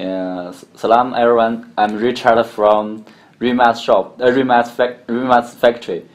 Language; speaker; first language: English; non-native, learner; Chinese